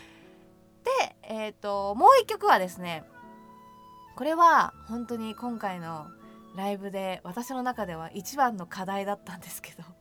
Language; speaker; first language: Japanese; native; Japanese